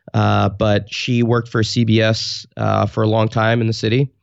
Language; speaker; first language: English; native; English